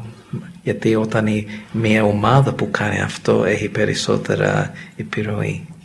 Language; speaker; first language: Greek; non-native, learner; English